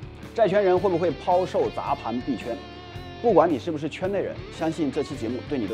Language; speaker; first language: Chinese; native; Chinese